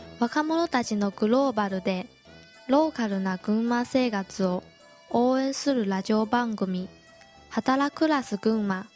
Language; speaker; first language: Japanese; non-native, fluent; Chinese